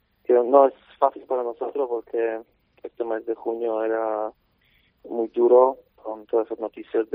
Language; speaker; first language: Spanish; non-native, fluent; Polish